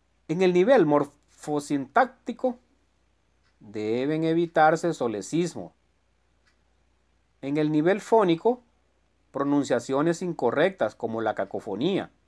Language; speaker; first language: Spanish; native; Spanish